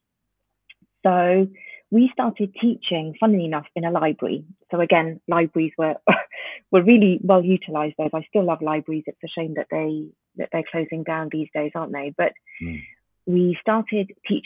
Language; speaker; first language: English; early bilingual, other home language; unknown